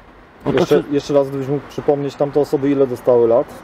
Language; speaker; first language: Polish; native; Polish